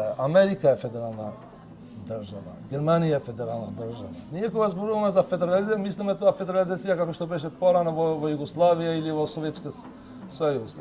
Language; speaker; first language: Macedonian; non-native, local second language; Albanian